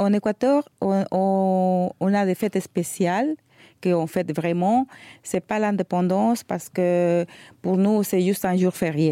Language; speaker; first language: French; non-native, fluent; Spanish